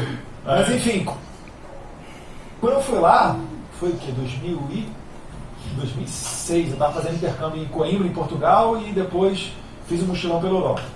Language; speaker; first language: Portuguese; native; Portuguese